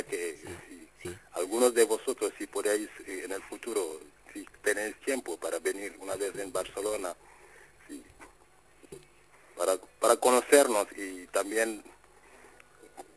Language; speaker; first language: Spanish; non-native, fluent; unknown